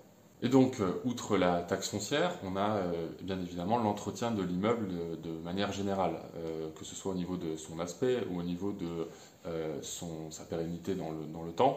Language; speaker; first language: French; native; French